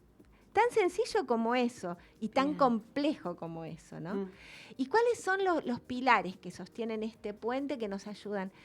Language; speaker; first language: Spanish; native; Spanish